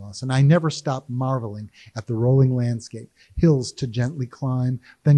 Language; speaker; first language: English; native; English